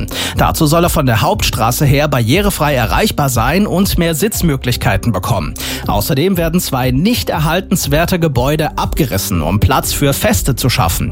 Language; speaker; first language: German; native; German